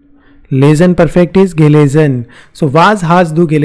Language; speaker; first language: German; non-native, fluent; Hindi